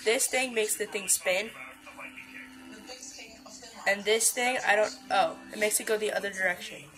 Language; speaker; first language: English; native; English